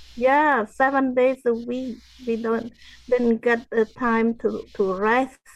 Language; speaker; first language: English; non-native, fluent; Khmer